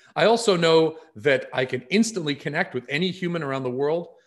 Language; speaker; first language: English; native; English